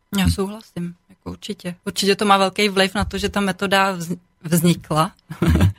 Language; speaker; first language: Czech; native; Czech